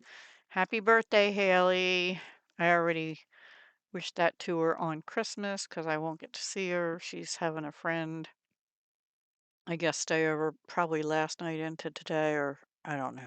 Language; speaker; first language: English; native; English